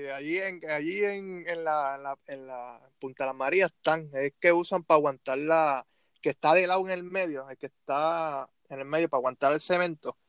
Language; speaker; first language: Spanish; native; Spanish